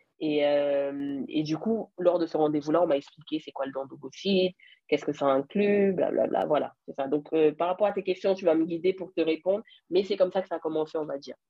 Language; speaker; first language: French; early bilingual, other home language; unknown